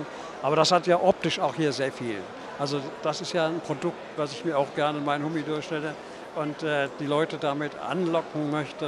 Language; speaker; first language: German; native; German